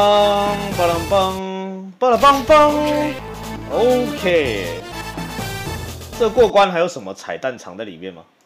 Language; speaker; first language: Chinese; native; Chinese